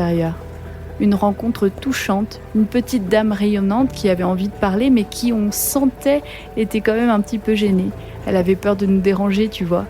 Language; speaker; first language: French; native; French